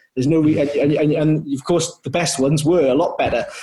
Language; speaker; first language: English; native; English